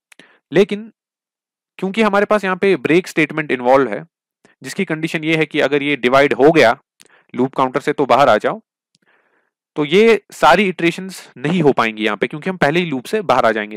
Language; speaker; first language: Hindi; non-native, local second language; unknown